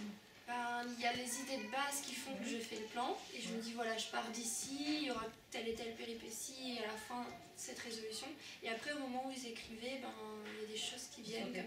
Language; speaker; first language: French; native; French